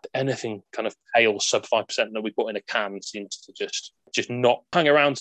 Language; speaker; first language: English; native; English